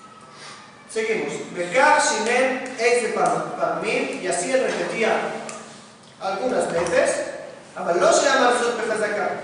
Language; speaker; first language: Spanish; non-native, fluent; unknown